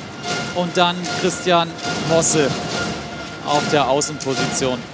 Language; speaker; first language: German; native; German